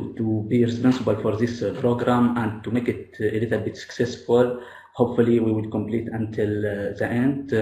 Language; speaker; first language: English; non-native, fluent; Arabic